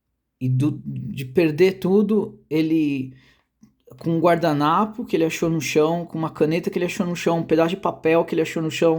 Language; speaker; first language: Portuguese; native; Portuguese